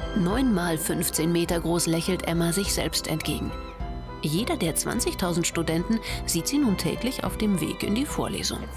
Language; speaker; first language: German; native; German